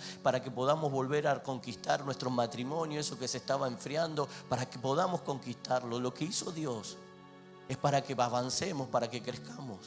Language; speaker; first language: Spanish; native; Spanish